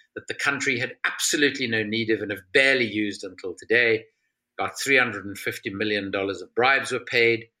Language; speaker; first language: English; native; English